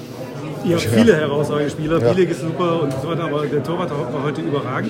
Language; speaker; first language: German; native; German